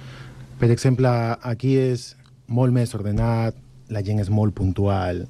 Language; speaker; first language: Catalan; non-native, fluent; Spanish